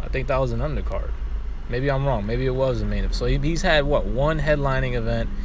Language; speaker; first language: English; native; English